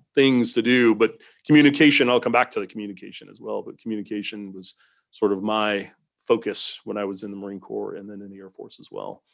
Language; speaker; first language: English; native; English